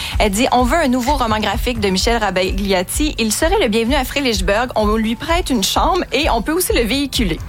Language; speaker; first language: French; native; French